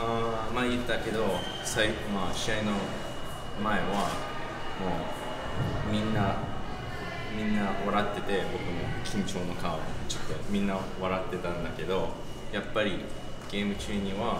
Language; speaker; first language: Japanese; non-native, learner; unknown